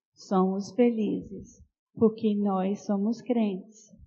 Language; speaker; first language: Portuguese; non-native, fluent; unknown